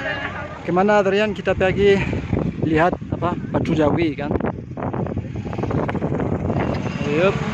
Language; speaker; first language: Indonesian; non-native, learner; French